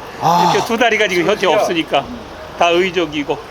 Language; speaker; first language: Korean; native; Korean